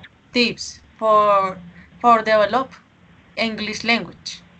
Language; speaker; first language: English; non-native, learner; Spanish